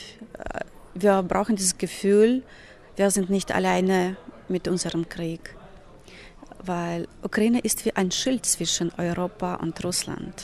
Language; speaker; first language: German; non-native, fluent; Ukrainian